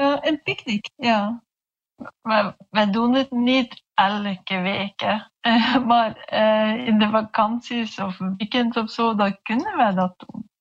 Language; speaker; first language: Dutch; non-native, fluent; Norwegian